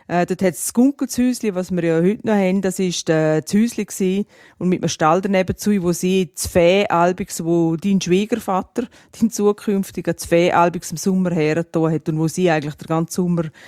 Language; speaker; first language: German; native; German